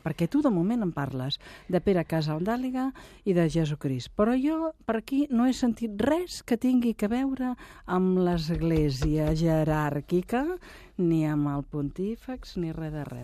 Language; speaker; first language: Catalan; native; Catalan